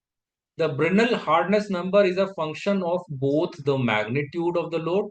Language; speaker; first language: English; non-native, local second language; Hindi